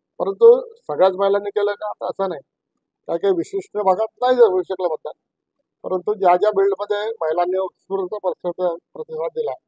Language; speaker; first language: Marathi; native; Marathi